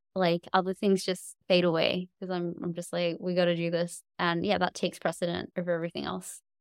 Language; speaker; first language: English; native; English